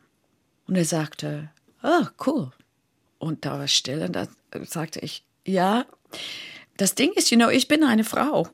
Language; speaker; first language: German; non-native, fluent; English